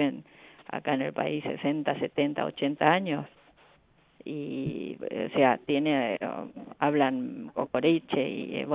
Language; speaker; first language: Spanish; non-native, fluent; Korean